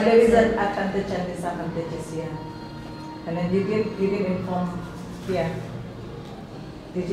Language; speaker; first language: English; non-native, fluent; Indonesian